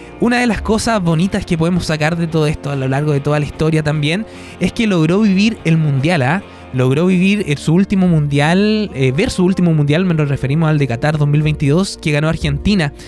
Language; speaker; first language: Spanish; native; Spanish